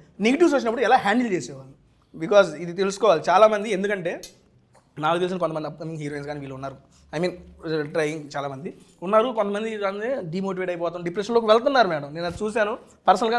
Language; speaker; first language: Telugu; native; Telugu